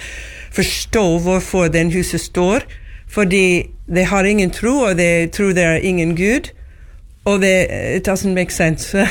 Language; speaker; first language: Norwegian; non-native, learner; English